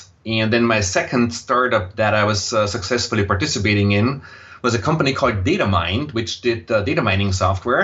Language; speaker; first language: English; non-native, fluent; German